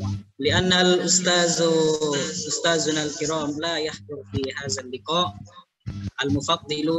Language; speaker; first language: Arabic; non-native, learner; Indonesian